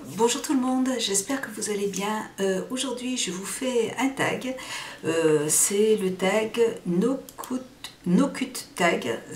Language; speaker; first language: French; early bilingual, other home language; Portuguese